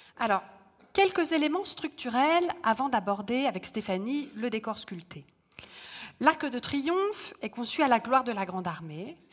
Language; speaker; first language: French; native; French